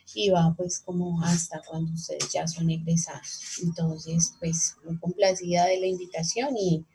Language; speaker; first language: Spanish; native; Spanish